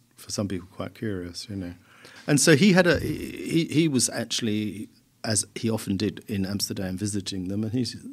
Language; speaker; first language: English; native; English